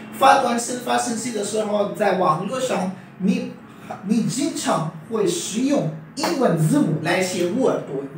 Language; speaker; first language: Chinese; non-native, fluent; Urdu